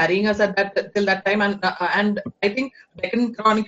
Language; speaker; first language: English; non-native, local second language; Malayalam